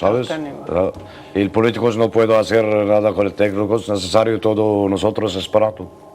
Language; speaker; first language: Spanish; non-native, learner; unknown